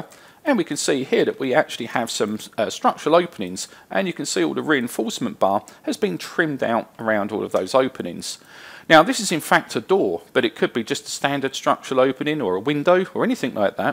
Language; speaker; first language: English; native; English